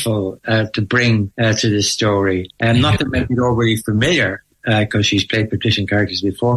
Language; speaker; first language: English; native; English